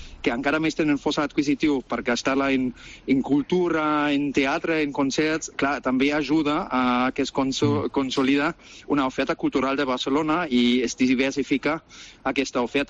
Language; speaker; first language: Catalan; non-native, fluent; German